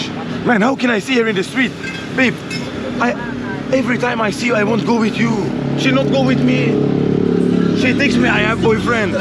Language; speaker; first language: English; non-native, fluent; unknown